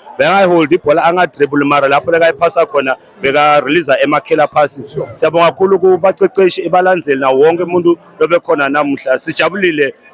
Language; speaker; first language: Zulu; non-native, local second language; Swati